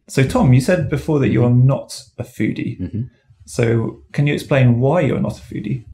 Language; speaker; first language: English; native; English